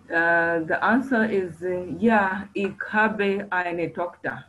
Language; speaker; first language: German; non-native, learner; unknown